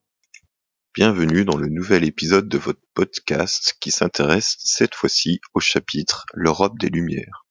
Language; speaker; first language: French; native; French